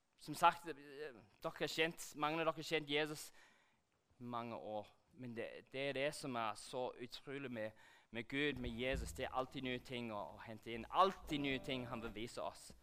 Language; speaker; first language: Norwegian; non-native, fluent; English